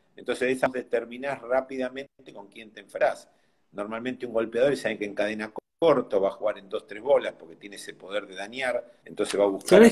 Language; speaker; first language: Spanish; native; Spanish